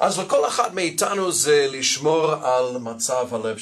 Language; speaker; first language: Hebrew; non-native, fluent; English